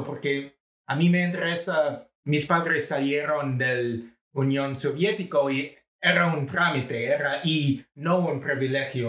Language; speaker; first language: Spanish; non-native, fluent; English